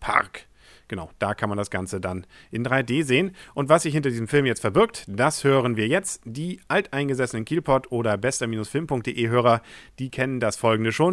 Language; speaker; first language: German; native; German